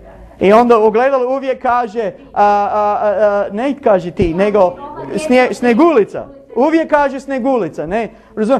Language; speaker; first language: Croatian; non-native, learner; English